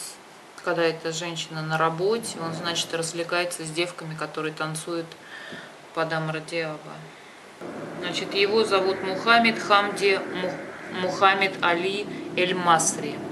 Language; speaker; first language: Russian; native; Russian